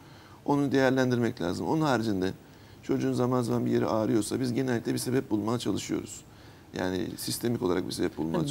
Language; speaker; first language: Turkish; native; Turkish